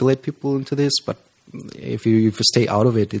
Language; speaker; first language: English; non-native, fluent; Romanian